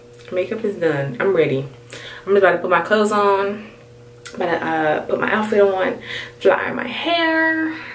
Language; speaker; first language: English; native; English